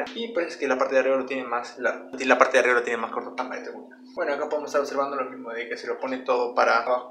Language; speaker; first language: Spanish; native; Spanish